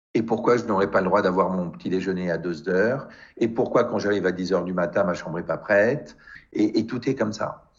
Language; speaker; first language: French; native; French